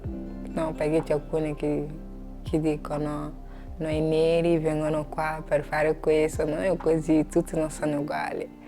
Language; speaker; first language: Italian; non-native, learner; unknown